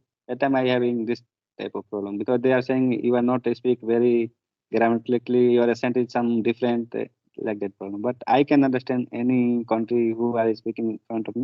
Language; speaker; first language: English; non-native, learner; Hindi